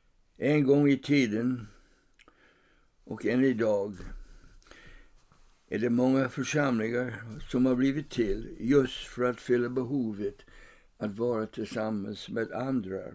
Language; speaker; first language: Swedish; non-native, fluent; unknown